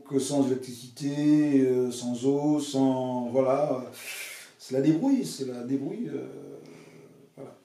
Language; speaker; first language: French; non-native, fluent; English